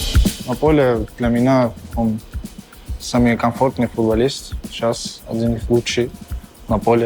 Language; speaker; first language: Russian; non-native, learner; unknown